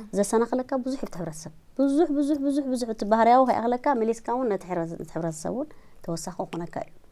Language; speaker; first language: Tigrinya; native; Tigrinya